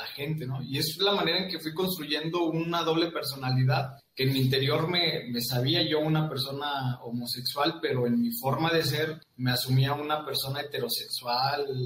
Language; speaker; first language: Spanish; native; Spanish